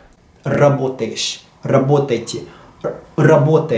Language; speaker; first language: Russian; non-native, fluent; English